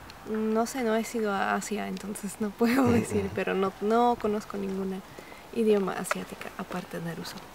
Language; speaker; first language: Spanish; non-native, fluent; Czech